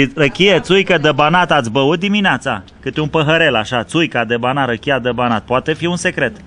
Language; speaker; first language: Romanian; native; Romanian